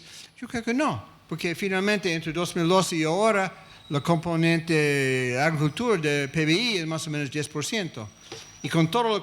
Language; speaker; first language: Spanish; non-native, fluent; English